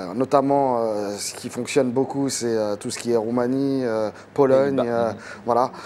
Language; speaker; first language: French; native; French